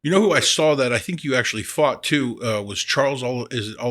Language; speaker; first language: English; native; English